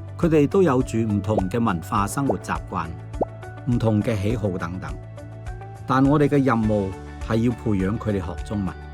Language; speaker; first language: Cantonese; native; Cantonese